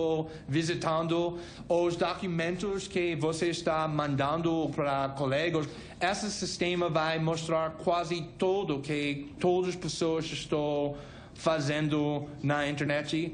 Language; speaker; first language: Portuguese; non-native, fluent; English